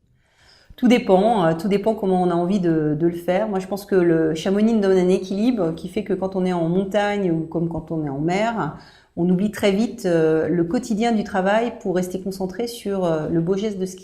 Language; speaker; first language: French; native; French